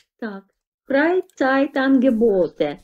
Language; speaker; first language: German; non-native, fluent; Russian